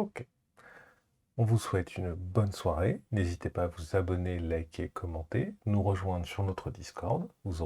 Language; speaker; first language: French; native; French